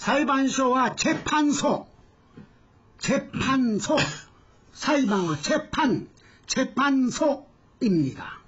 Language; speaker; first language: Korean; non-native, fluent; Japanese